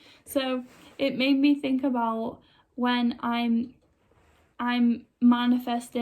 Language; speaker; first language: English; native; English